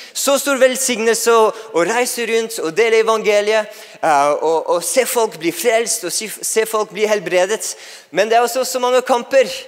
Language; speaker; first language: Norwegian; non-native, fluent; English